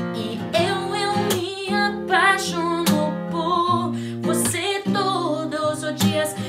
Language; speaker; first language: Portuguese; non-native, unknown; English